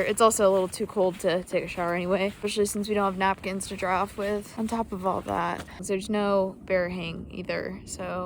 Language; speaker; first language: English; native; English